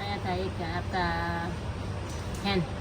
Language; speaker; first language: Hindi; non-native, learner; Nepali